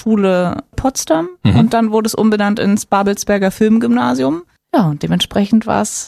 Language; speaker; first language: German; native; German